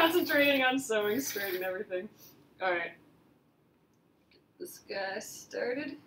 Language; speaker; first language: English; native; English